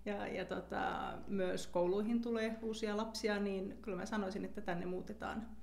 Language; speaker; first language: Finnish; non-native, local second language; Swedish